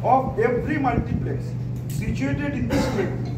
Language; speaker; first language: English; non-native, local second language; Bangla